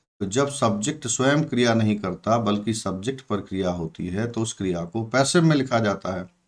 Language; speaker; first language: Hindi; native; Hindi